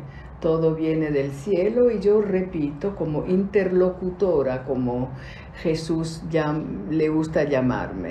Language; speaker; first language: Spanish; non-native, fluent; Italian